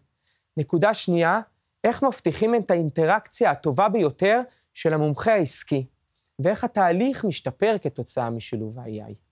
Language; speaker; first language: Hebrew; native; Hebrew